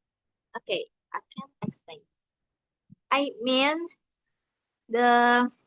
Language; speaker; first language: English; non-native, learner; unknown